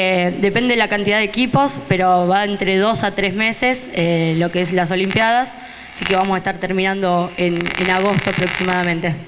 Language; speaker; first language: Spanish; native; Spanish